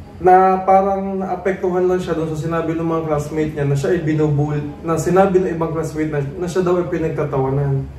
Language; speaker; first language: Filipino; native; Filipino